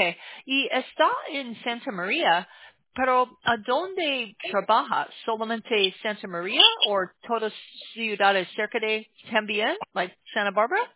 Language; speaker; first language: Spanish; non-native, learner; English